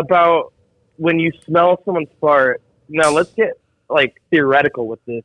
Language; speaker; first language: English; native; English